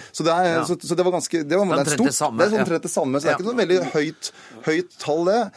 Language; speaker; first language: Norwegian; native; Norwegian